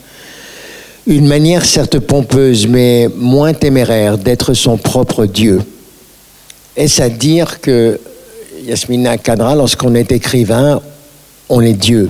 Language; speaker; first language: French; native; French